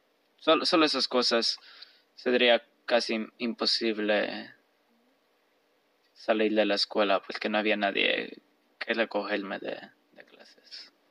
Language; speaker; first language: Spanish; early bilingual, heritage; Spanish